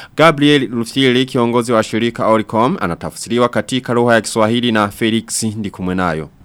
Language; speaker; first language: Swahili; non-native, local second language; Rundi